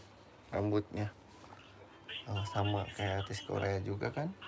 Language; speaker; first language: Indonesian; native; Indonesian